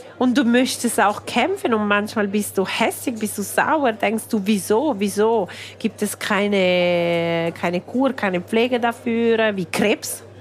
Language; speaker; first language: German; non-native, local second language; Italian